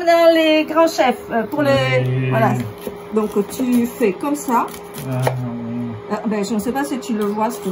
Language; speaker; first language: French; non-native, fluent; Italian